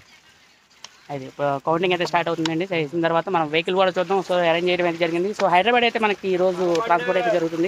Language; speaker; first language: Telugu; native; Telugu